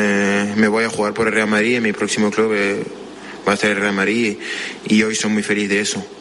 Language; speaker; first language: Spanish; non-native, fluent; French